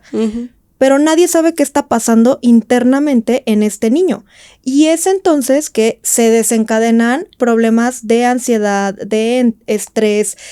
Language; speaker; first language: Spanish; native; Spanish